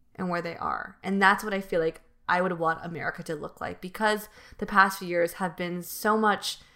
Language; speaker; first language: English; native; English